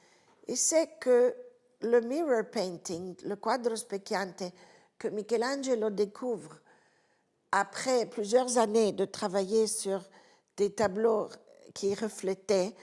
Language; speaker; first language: French; non-native, fluent; Italian